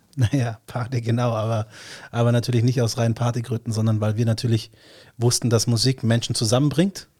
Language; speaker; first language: German; early bilingual, other home language; Tigrinya